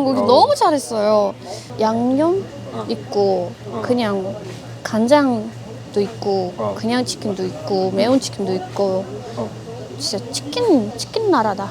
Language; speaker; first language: Korean; non-native, learner; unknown